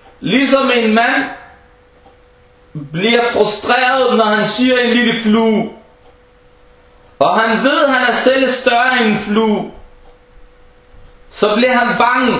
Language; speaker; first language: Danish; non-native, fluent; Arabic